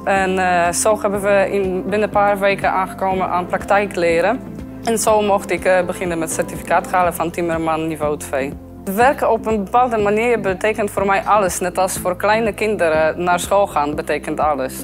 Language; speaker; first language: Dutch; non-native, fluent; Polish